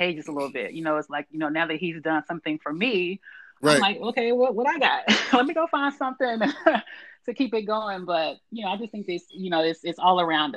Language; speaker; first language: English; native; English